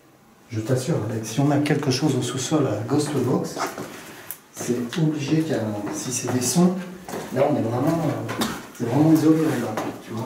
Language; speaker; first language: French; native; French